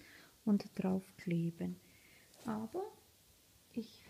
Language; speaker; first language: German; non-native, fluent; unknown